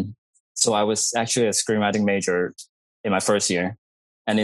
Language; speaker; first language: English; non-native, fluent; Cantonese